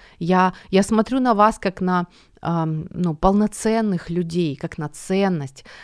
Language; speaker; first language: Russian; native; Russian